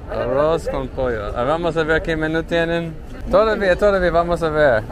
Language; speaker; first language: Spanish; non-native, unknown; English